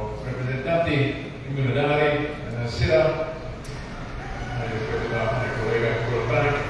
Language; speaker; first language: Portuguese; non-native, local second language; Tetum